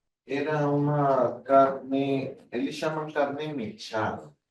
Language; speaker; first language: Portuguese; non-native, fluent; Spanish